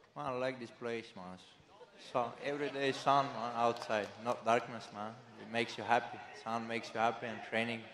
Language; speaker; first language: English; non-native, learner; Chechen